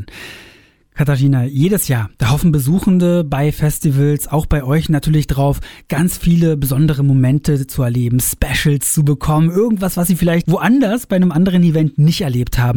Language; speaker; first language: German; native; German